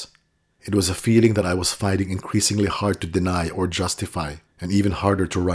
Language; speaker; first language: English; non-native, local second language; Filipino